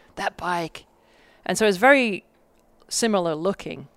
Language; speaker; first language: English; native; English